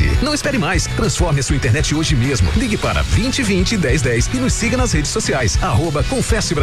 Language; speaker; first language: Portuguese; native; Portuguese